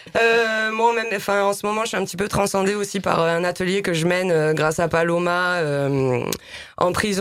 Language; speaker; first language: French; native; French